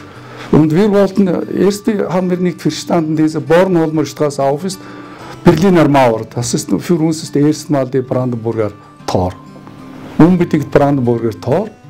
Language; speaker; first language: German; non-native, fluent; Mongolian